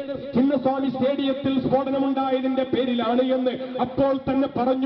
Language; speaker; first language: Malayalam; native; Malayalam